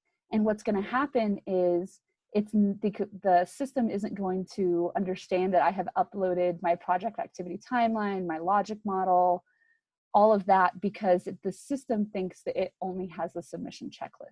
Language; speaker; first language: English; native; English